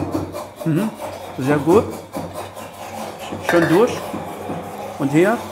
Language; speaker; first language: German; non-native, fluent; Arabic